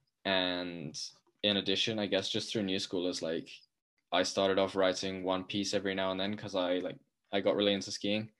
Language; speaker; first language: English; native; English